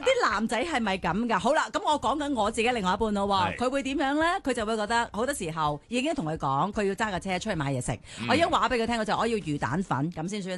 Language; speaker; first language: Cantonese; native; Cantonese